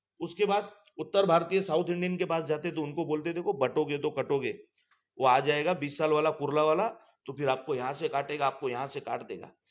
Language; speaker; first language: Hindi; non-native, local second language; Gujarati